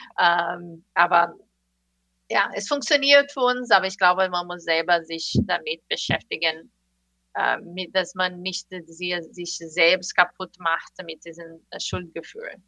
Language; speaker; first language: German; non-native, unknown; Portuguese